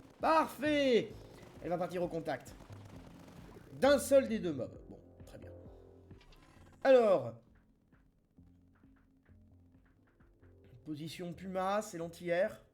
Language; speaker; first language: French; native; French